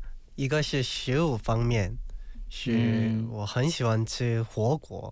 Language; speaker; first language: Chinese; non-native, fluent; Korean